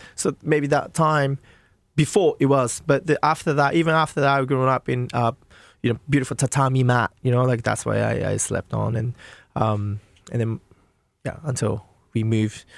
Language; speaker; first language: English; non-native, fluent; Japanese